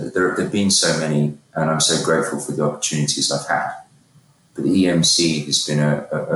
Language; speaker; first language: English; native; English